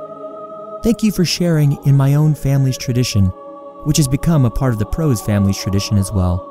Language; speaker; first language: English; native; English